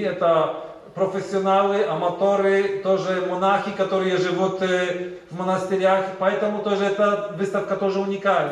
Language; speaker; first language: Russian; non-native, learner; Polish